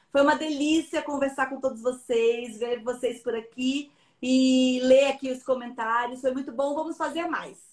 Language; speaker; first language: Portuguese; native; Portuguese